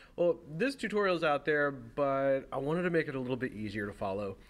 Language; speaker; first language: English; native; English